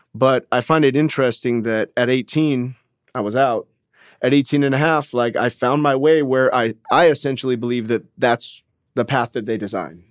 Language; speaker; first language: English; native; English